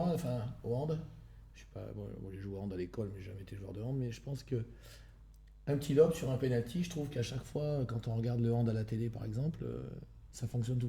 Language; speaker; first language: French; native; French